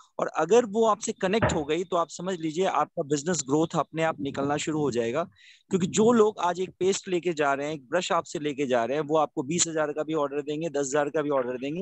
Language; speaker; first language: Hindi; native; Hindi